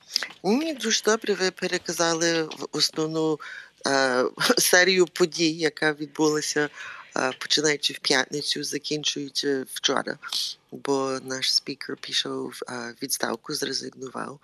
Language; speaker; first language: Ukrainian; early bilingual, heritage; Ukrainian